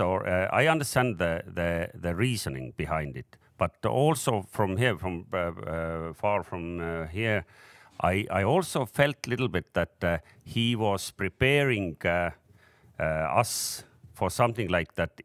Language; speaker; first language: English; non-native, fluent; Estonian